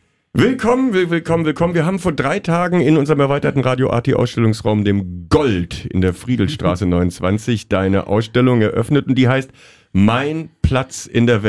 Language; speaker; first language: German; native; German